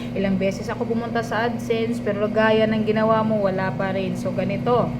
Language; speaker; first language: Filipino; non-native, local second language; Cebuano